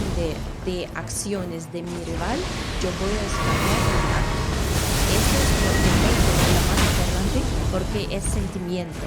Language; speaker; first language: Spanish; non-native, fluent; Russian